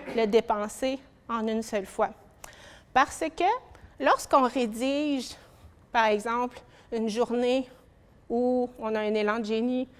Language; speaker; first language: French; native; French